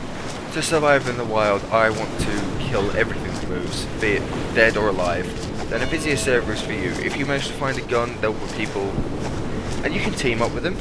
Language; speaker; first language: English; native; English